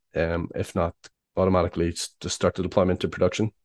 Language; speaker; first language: English; native; English